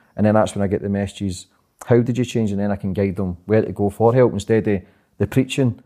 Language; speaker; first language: English; native; English